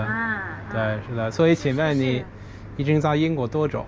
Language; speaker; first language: Chinese; non-native, fluent; English